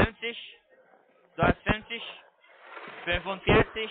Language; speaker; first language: German; non-native, learner; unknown